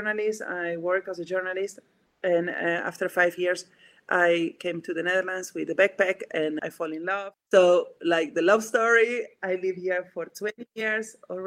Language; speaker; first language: English; non-native, fluent; Spanish